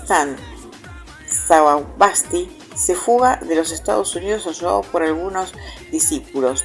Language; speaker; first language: Spanish; native; Spanish